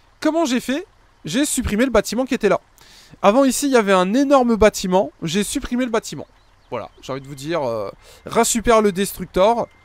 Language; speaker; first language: French; native; French